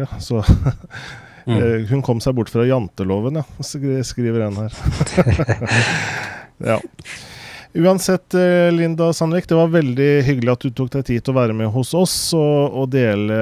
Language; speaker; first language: Norwegian; native; Norwegian